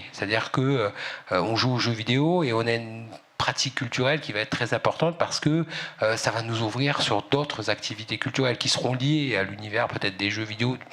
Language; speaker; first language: French; native; French